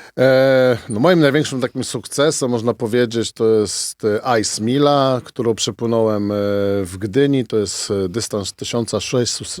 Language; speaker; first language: Polish; native; Polish